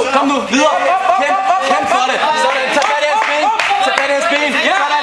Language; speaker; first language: Danish; native; Danish